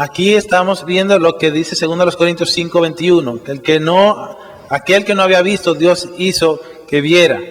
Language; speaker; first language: Spanish; native; Spanish